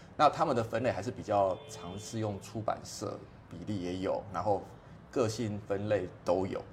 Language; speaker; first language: Chinese; native; Chinese